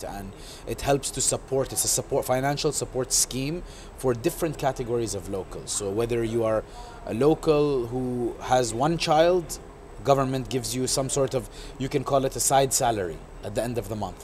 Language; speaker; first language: English; non-native, local second language; Arabic